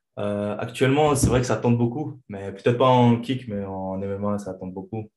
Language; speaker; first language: French; non-native, fluent; Chechen